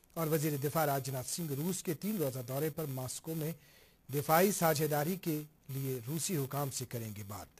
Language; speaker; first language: Urdu; non-native, local second language; Kashmiri